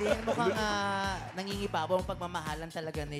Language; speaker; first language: Filipino; non-native, local second language; Hiligaynon